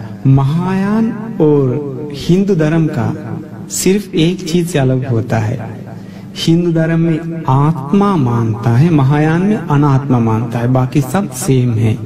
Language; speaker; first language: Hindi; non-native, fluent; Sinhala